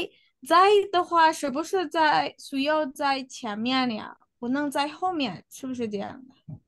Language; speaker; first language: Chinese; non-native, learner; Indonesian